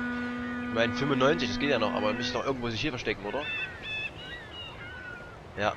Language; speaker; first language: German; native; German